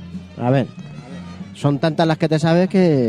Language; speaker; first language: Spanish; native; Spanish